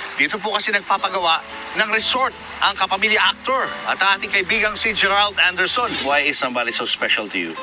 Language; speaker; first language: Filipino; native; Filipino